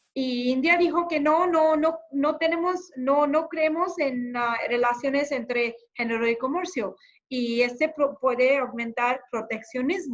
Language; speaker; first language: Spanish; non-native, fluent; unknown